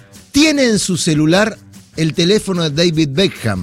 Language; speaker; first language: Spanish; native; Spanish